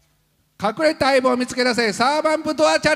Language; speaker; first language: Japanese; native; Japanese